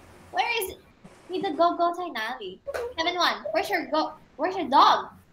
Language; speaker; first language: English; non-native, fluent; Chinese